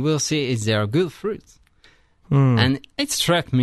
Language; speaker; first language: English; non-native, fluent; French